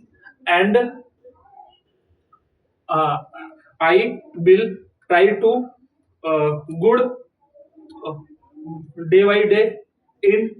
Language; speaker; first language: English; non-native, learner; Hindi